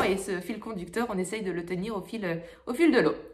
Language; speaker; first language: French; native; French